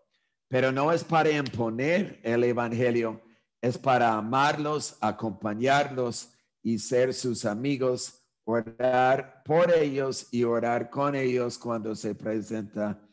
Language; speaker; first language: Spanish; non-native, fluent; English